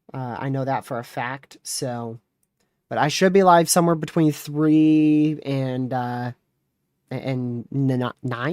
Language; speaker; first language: English; native; English